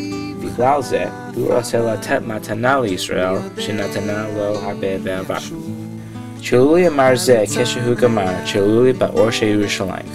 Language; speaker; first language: Hebrew; non-native, learner; English